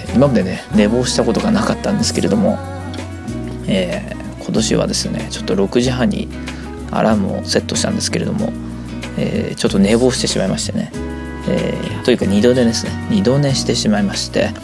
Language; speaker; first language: Japanese; native; Japanese